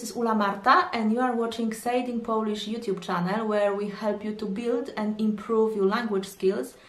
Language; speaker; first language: English; non-native, fluent; Polish